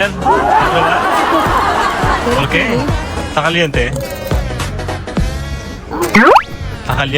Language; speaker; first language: Spanish; non-native, fluent; Filipino